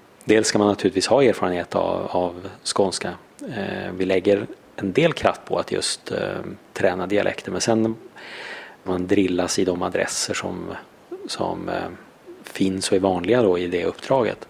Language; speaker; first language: Swedish; native; Swedish